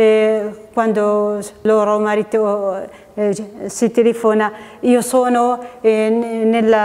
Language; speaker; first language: Italian; non-native, fluent; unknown